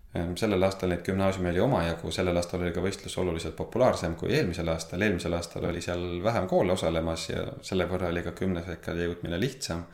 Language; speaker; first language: Estonian; native; Estonian